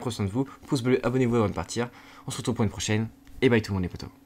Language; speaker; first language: French; native; French